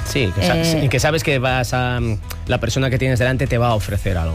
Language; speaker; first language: Spanish; native; Spanish